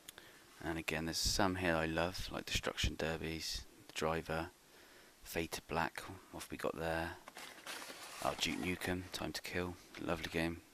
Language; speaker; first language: English; native; English